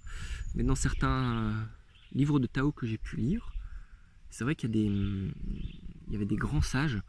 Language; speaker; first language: French; native; French